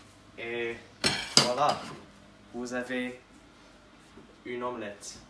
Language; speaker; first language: French; non-native, learner; English